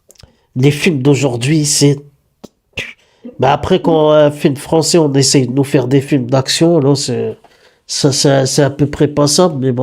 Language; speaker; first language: French; native; French